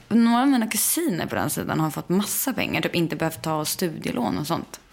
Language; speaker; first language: Swedish; native; Swedish